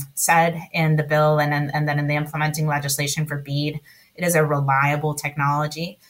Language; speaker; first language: English; early bilingual, other home language; Spanish